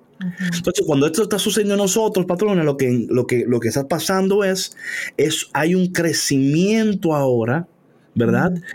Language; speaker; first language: Spanish; early bilingual, heritage; Spanish